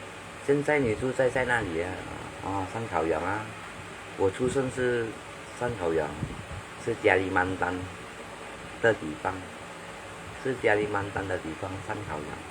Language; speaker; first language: Chinese; non-native, learner; Hakka Chinese